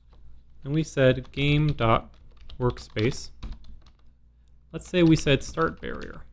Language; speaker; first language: English; native; English